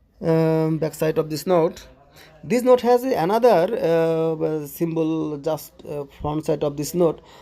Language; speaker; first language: English; non-native, local second language; Bangla